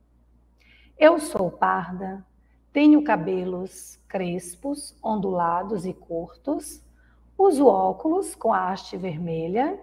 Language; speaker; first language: Portuguese; native; Portuguese